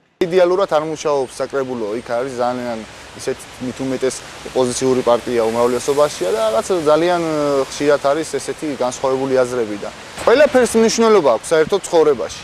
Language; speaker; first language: Georgian; native; Georgian